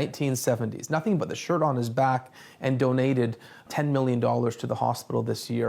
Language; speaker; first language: English; native; English